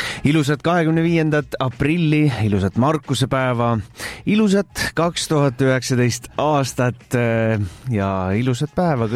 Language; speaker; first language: Estonian; native; Estonian